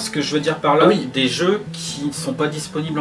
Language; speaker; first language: French; native; French